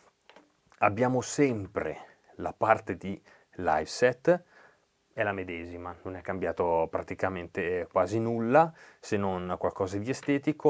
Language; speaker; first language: Italian; native; Italian